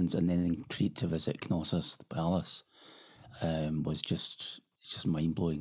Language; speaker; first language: English; native; English